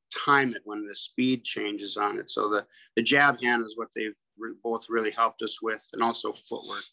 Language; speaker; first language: English; native; English